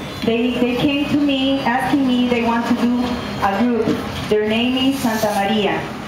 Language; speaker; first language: English; non-native, learner; Spanish